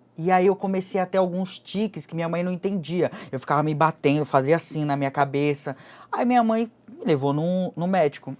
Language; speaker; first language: Portuguese; early bilingual, other home language; Japanese